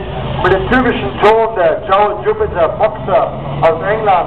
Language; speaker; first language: German; native; German